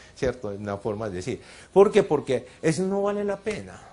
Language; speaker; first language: Spanish; non-native, fluent; Japanese